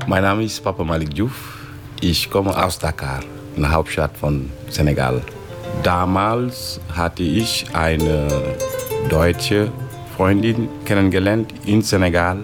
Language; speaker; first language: German; non-native, fluent; Wolof